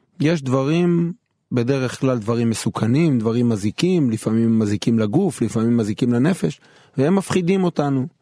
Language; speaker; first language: Hebrew; native; Hebrew